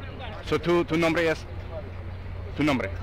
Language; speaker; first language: Spanish; non-native, learner; English